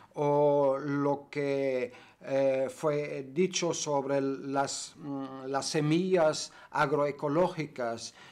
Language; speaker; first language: Spanish; non-native, fluent; German